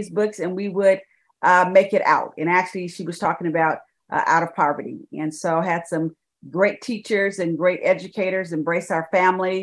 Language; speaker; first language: English; native; English